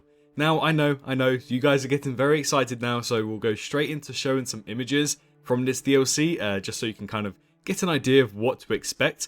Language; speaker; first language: English; native; English